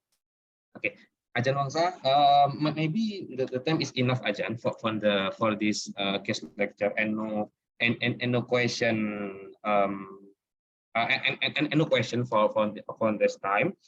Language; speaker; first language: English; non-native, learner; Indonesian